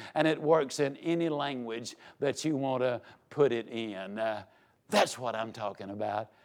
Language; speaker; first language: English; native; English